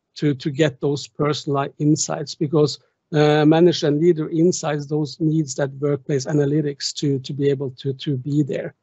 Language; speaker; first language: English; non-native, fluent; German